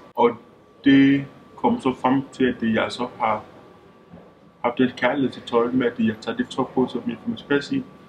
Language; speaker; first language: Danish; early bilingual, other home language; Lingala